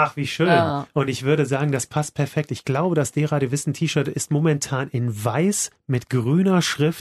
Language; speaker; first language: German; native; German